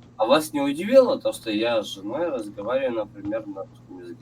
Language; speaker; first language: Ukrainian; non-native, local second language; Russian